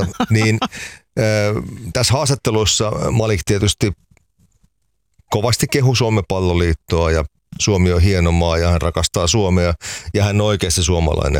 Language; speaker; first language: Finnish; native; Finnish